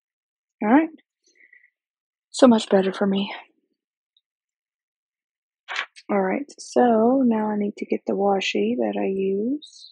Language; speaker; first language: English; native; English